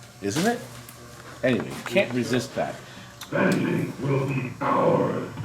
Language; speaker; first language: English; native; English